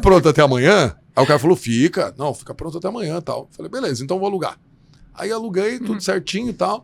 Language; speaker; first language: Portuguese; native; Portuguese